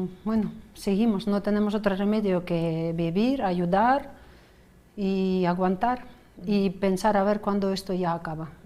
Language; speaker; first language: Spanish; non-native, fluent; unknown